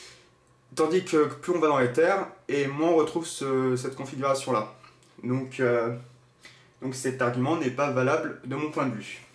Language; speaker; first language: French; native; French